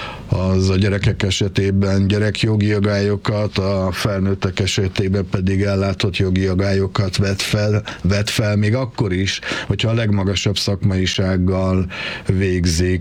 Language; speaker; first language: Hungarian; native; Hungarian